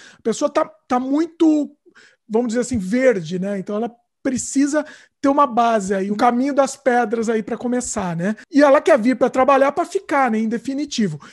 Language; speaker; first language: Portuguese; native; Portuguese